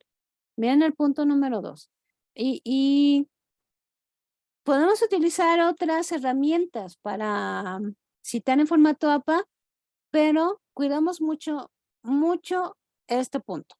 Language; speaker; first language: Spanish; native; Spanish